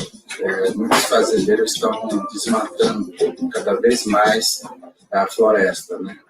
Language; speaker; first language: Portuguese; non-native, local second language; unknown